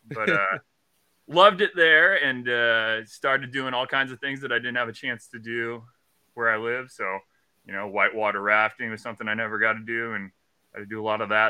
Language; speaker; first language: English; native; English